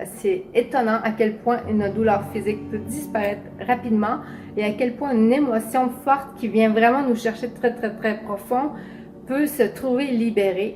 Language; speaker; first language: French; native; French